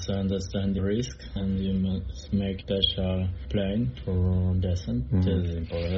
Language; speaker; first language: English; non-native, learner; Polish